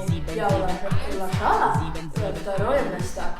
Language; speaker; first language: Russian; non-native, learner; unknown